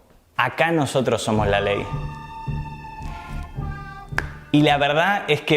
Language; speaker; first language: Spanish; native; Spanish